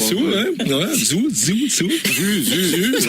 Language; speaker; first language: French; native; French